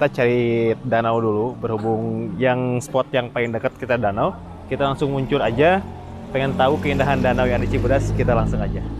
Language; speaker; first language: Indonesian; native; Indonesian